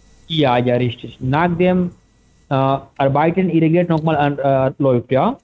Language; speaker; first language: German; non-native, learner; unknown